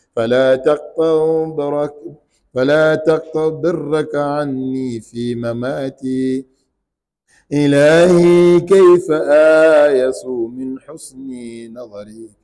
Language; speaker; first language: Arabic; non-native, fluent; Ganda